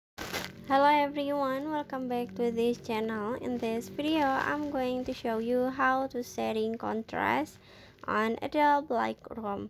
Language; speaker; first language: English; non-native, learner; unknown